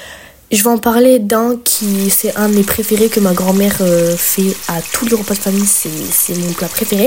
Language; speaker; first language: French; early bilingual, other home language; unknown